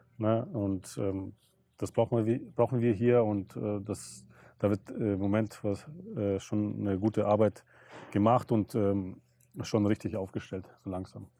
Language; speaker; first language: German; early bilingual, other home language; Russian